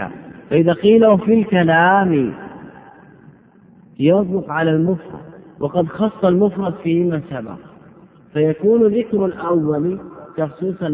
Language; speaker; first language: Arabic; native; Arabic